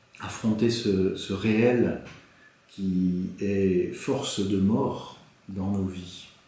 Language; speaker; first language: French; native; French